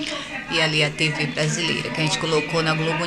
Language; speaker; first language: Portuguese; native; Portuguese